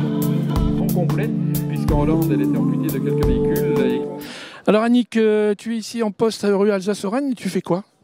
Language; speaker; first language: French; native; French